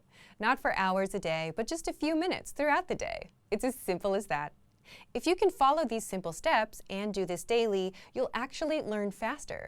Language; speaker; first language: English; native; English